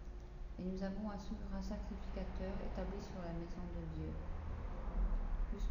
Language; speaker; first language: French; native; French